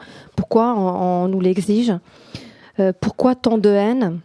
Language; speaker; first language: French; non-native, local second language; Arabic